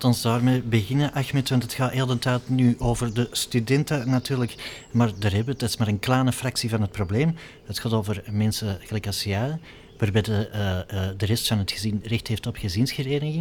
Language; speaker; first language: Dutch; native; Dutch